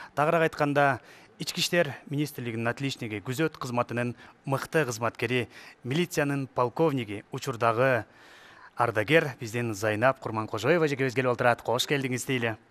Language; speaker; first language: Kyrgyz; native; Kyrgyz